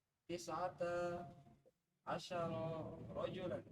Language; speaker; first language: Arabic; non-native, learner; Indonesian